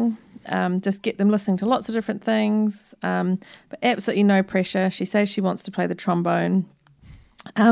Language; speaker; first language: English; native; English